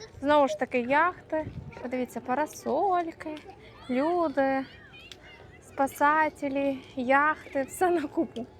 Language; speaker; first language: Ukrainian; native; Ukrainian